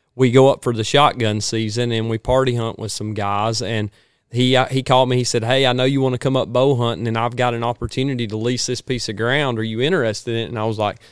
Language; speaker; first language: English; native; English